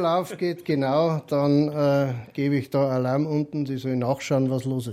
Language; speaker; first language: German; native; German